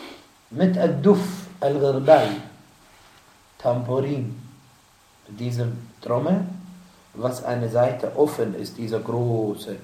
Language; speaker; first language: German; non-native, fluent; Arabic